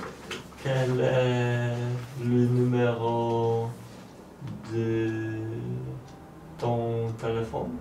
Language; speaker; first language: French; non-native, learner; Polish